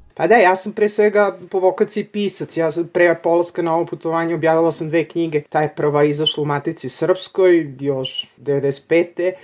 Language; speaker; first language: Serbian; native; Serbian